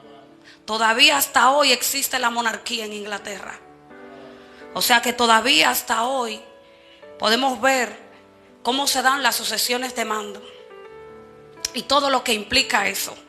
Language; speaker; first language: Spanish; native; Spanish